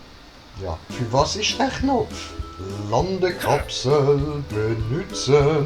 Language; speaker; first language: German; native; German